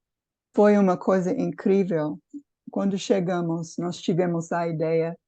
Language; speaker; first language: Portuguese; non-native, fluent; English